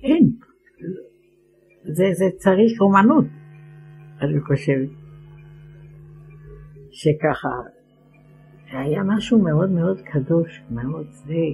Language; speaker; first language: Hebrew; non-native, fluent; Ladino